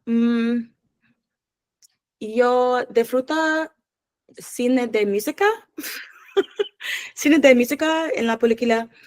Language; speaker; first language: Spanish; non-native, learner; English